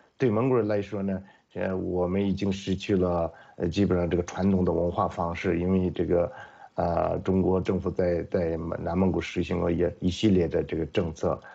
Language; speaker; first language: Chinese; non-native, local second language; Mongolian